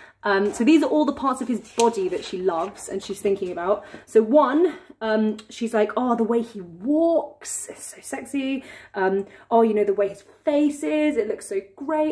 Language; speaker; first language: English; native; English